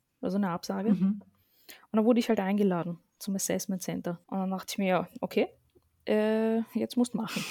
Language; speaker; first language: German; early bilingual, other home language; Arabic